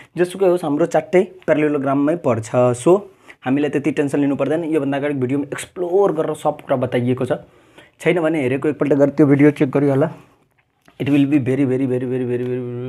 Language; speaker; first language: Nepali; non-native, local second language; Maithili